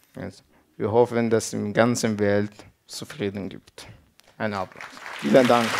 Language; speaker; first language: German; non-native, learner; Persian